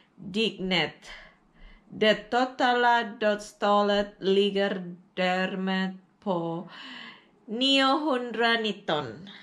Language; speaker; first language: Swedish; non-native, learner; Indonesian